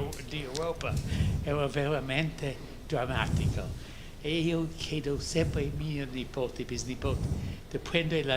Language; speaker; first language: Italian; non-native, fluent; English